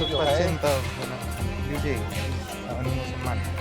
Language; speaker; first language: Russian; non-native, learner; Hindi